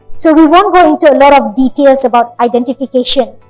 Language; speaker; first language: English; non-native, local second language; Malay